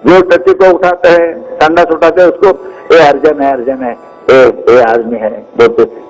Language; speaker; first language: Hindi; non-native, local second language; Kannada